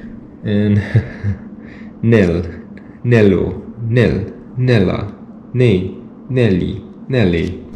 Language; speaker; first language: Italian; non-native, learner; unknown